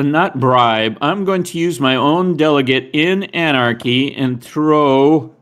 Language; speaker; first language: English; native; English